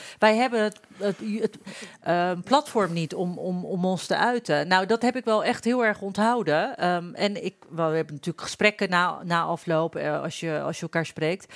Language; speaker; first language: Dutch; early bilingual, other home language; Turkish